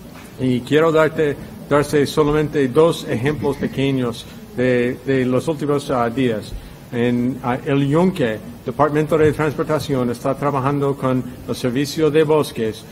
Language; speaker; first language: Spanish; non-native, fluent; English